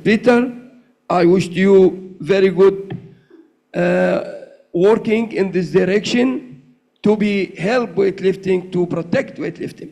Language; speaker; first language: English; non-native, learner; Arabic